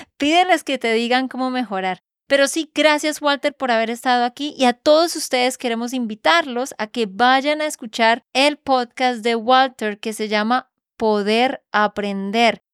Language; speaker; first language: Spanish; native; Spanish